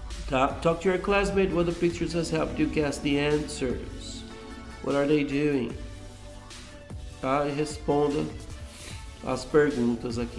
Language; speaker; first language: English; non-native, fluent; Portuguese